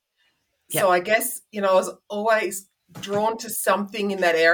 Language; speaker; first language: English; native; English